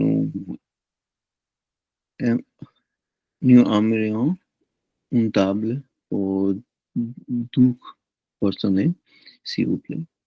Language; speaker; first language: French; non-native, learner; Punjabi